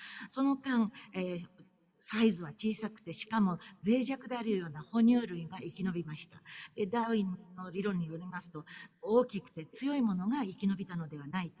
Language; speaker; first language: Japanese; native; Japanese